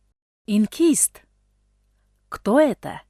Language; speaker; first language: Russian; non-native, local second language; Tajik